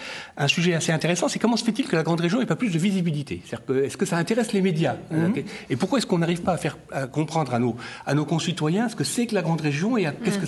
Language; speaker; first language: French; native; French